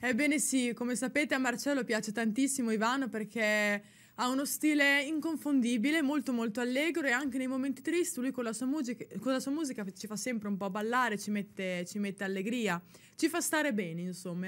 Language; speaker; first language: Italian; native; Italian